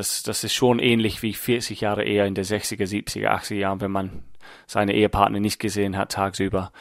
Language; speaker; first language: German; non-native, fluent; English